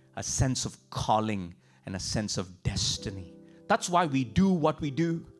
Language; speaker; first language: English; non-native, local second language; Tamil